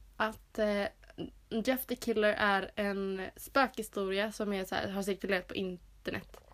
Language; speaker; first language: Swedish; native; Swedish